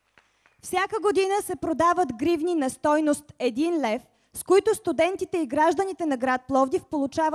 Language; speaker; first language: Bulgarian; native; Bulgarian